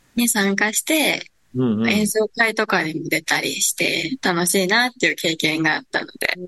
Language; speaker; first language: Japanese; native; Japanese